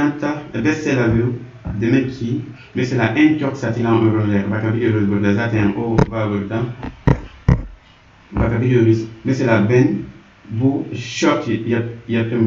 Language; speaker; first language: Turkish; non-native, learner; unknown